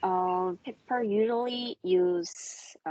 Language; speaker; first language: English; non-native, learner; Korean